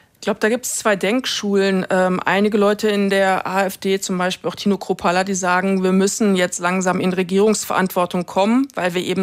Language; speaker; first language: German; native; German